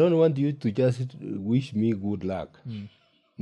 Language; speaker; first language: English; non-native, local second language; Gusii